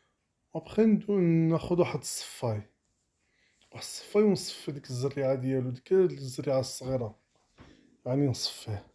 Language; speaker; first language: Arabic; native; Arabic